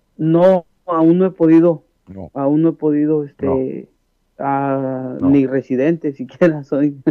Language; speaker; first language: Spanish; native; Spanish